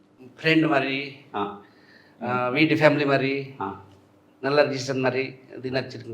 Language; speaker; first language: Tamil; non-native, learner; Hindi